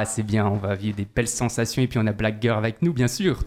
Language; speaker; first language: French; native; French